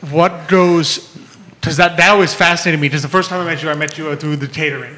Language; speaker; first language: English; native; English